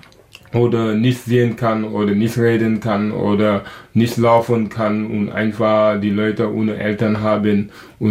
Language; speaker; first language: German; non-native, local second language; Wolof